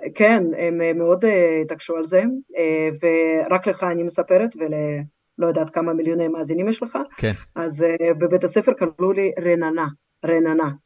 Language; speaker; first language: Hebrew; non-native, fluent; Russian